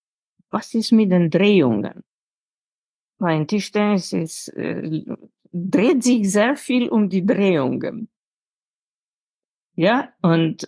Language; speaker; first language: German; non-native, fluent; Slovenian